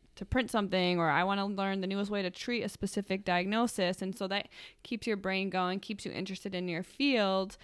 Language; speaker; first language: English; native; English